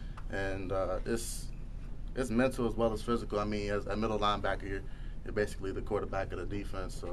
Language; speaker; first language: English; native; English